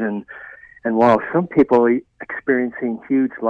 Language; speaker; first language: English; native; English